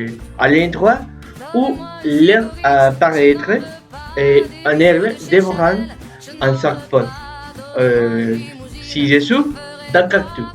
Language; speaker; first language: French; non-native, learner; Spanish